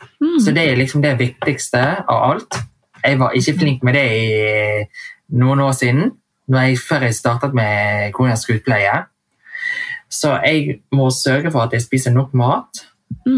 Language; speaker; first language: Norwegian; early bilingual, heritage; Vietnamese